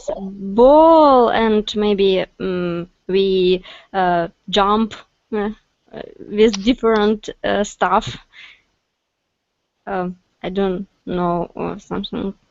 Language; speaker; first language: English; non-native, learner; Russian